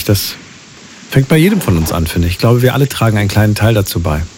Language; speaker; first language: German; native; German